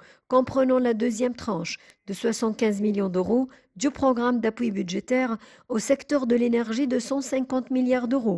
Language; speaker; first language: French; non-native, fluent; Arabic